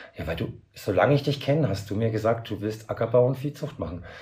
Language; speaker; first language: German; native; German